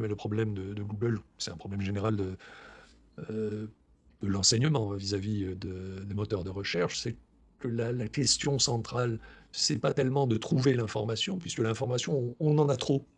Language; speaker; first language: French; native; French